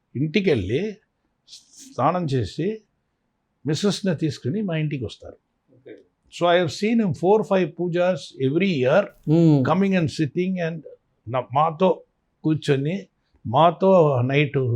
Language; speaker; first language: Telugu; non-native, fluent; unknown